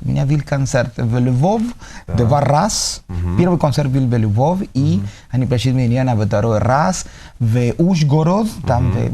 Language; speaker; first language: Russian; non-native, learner; Spanish